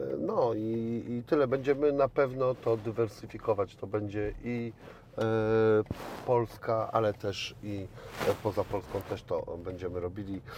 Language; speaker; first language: Polish; native; Polish